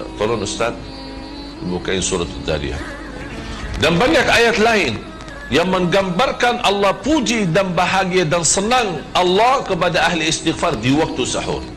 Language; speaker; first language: Malay; non-native, fluent; Arabic